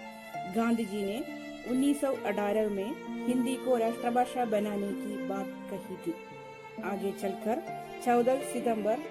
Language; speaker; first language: Hindi; non-native, local second language; Malayalam